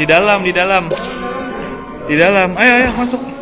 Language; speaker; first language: Indonesian; native; Indonesian